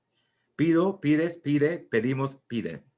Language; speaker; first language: Spanish; non-native, fluent; English